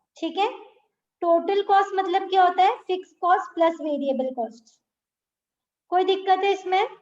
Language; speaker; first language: Hindi; native; Hindi